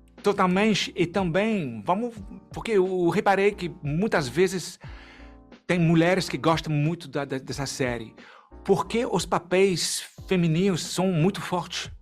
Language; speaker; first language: Portuguese; non-native, fluent; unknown